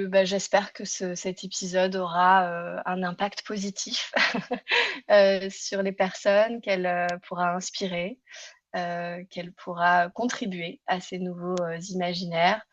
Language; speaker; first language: French; native; French